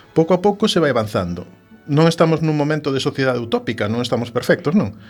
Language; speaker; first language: Galician; native; Galician